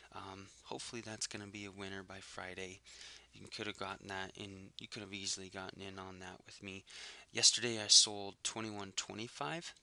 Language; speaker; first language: English; native; English